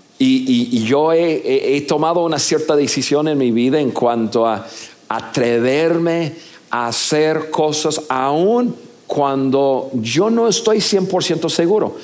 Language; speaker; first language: Spanish; non-native, fluent; English